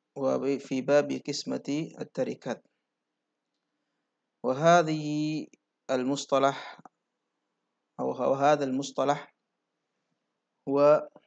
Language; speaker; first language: Arabic; non-native, fluent; Indonesian